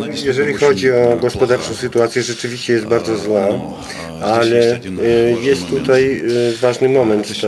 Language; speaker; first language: Polish; non-native, fluent; Russian